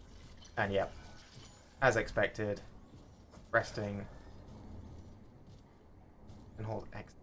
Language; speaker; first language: English; native; English